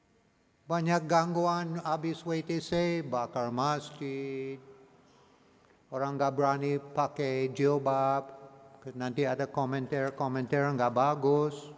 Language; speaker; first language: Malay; non-native, learner; English